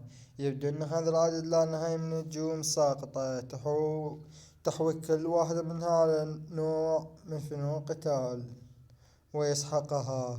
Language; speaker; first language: Arabic; native; Arabic